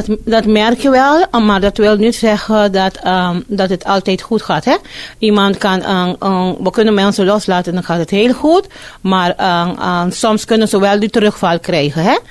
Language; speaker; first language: Dutch; non-native, fluent; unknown